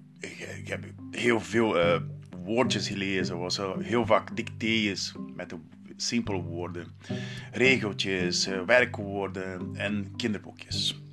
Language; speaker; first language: Dutch; non-native, learner; Portuguese